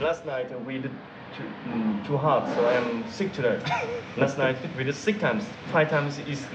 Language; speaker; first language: English; non-native, learner; Vietnamese